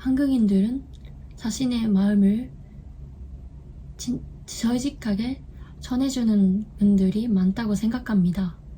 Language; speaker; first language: Korean; non-native, learner; Japanese